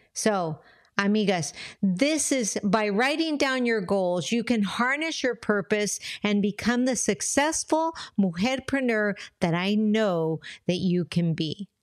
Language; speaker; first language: English; early bilingual, other home language; Spanish